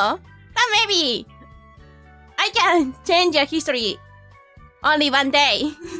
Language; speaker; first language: English; non-native, learner; Japanese